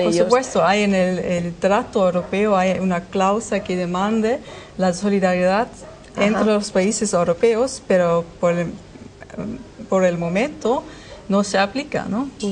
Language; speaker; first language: Spanish; non-native, fluent; German